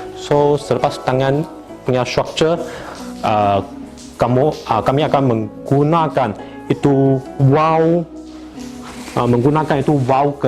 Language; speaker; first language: Indonesian; non-native, local second language; Chinese